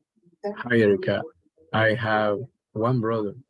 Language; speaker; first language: English; non-native, learner; Spanish